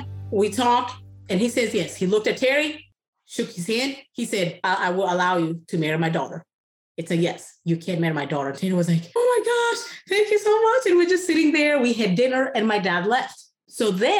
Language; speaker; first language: English; non-native, local second language; Kikuyu